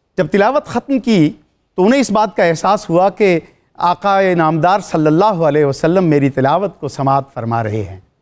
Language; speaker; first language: Urdu; native; Urdu